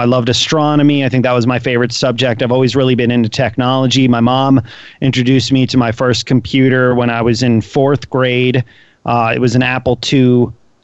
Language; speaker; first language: English; native; English